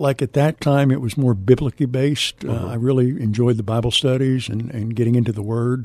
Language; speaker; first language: English; native; English